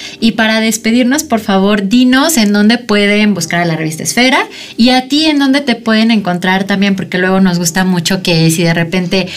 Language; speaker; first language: Spanish; native; Spanish